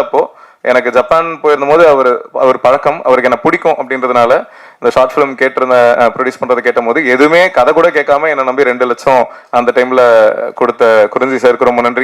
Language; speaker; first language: Tamil; native; Tamil